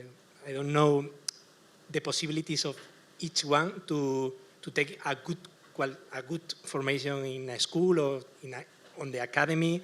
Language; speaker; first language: English; non-native, learner; Spanish